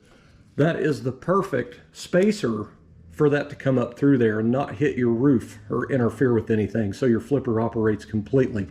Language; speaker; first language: English; native; English